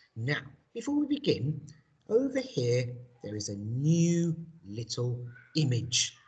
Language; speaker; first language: English; native; English